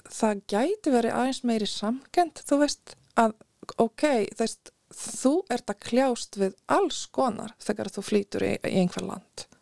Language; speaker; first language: Icelandic; non-native, fluent; Polish